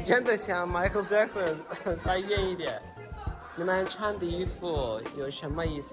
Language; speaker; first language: Chinese; non-native, learner; Turkish